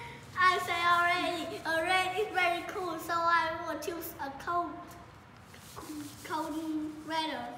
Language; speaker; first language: English; non-native, learner; Vietnamese